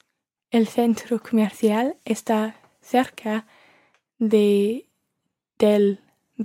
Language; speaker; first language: Spanish; non-native, learner; English